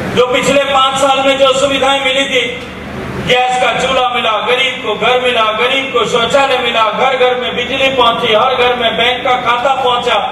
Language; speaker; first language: Hindi; native; Hindi